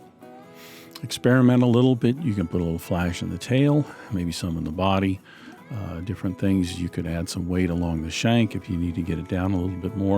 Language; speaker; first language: English; native; English